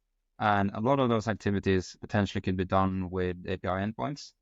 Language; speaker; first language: English; non-native, fluent; Norwegian